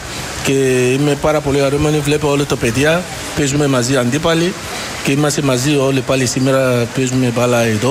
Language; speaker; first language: Greek; non-native, local second language; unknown